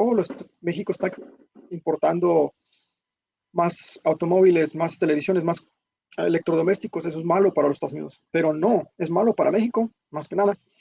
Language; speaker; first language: Spanish; early bilingual, heritage; Spanish